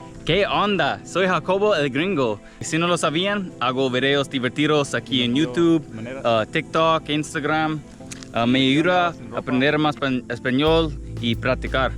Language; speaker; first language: Spanish; non-native, fluent; English